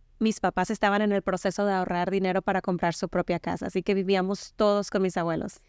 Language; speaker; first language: Spanish; non-native, local second language; Mixtepec Mixtec